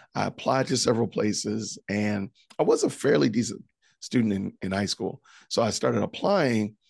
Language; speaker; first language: English; native; English